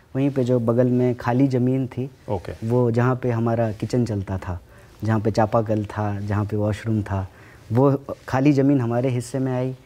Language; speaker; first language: Hindi; native; Hindi